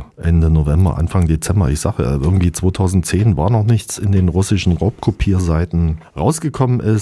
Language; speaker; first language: German; native; German